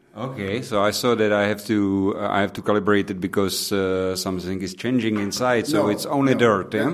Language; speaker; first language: English; non-native, fluent; Czech